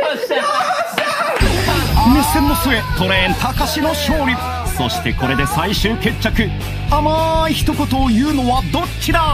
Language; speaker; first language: Japanese; native; Japanese